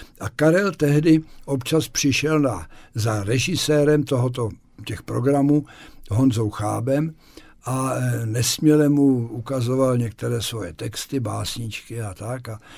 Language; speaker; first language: Czech; native; Czech